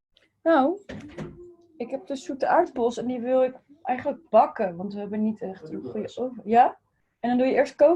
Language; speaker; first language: Dutch; non-native, learner; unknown